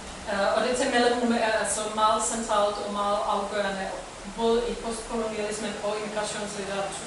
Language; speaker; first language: Danish; non-native, fluent; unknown